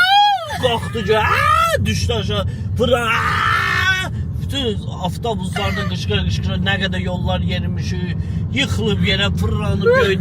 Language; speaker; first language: Azerbaijani; native; Azerbaijani